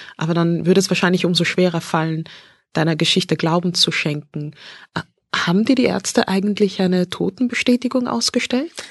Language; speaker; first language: German; native; German